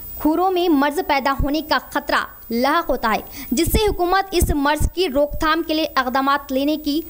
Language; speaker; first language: Urdu; native; Urdu